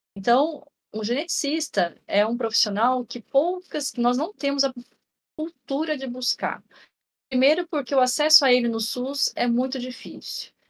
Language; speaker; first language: Portuguese; native; Portuguese